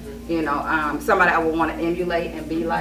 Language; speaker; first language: English; native; English